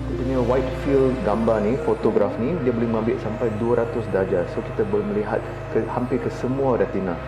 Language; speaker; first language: Malay; non-native, local second language; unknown